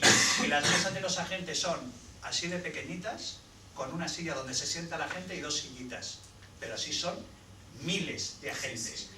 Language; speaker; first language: Spanish; native; Spanish